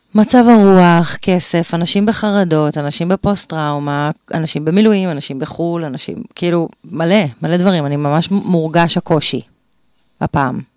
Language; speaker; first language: Hebrew; native; Hebrew